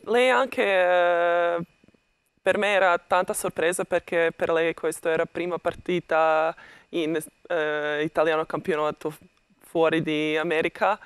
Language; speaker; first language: Italian; non-native, learner; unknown